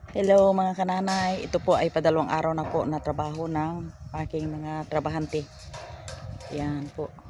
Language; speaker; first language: Filipino; non-native, local second language; Cebuano